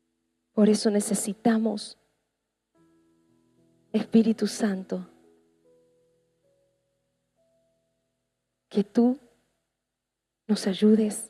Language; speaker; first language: Spanish; native; Spanish